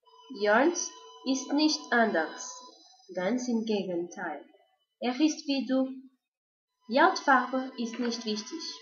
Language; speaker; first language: German; non-native, learner; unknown